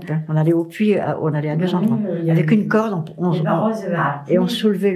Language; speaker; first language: French; native; French